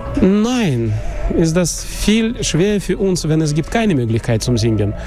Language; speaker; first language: German; non-native, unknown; Russian